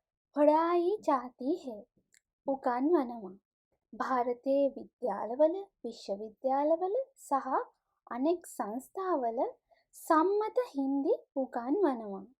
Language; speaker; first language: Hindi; non-native, fluent; Sinhala